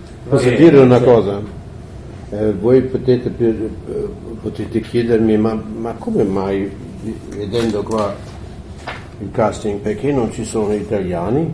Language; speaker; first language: Italian; non-native, fluent; German